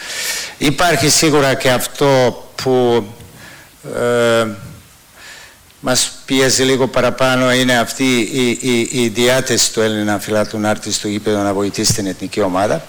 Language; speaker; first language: Greek; non-native, fluent; Serbian